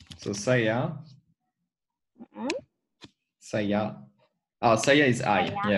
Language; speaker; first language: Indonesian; non-native, learner; French